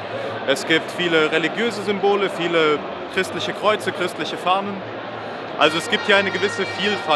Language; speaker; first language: German; native; German